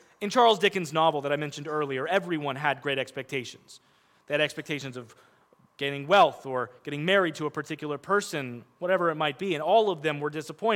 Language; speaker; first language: English; native; English